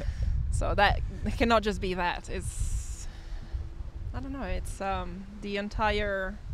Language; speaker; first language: English; non-native, fluent; Italian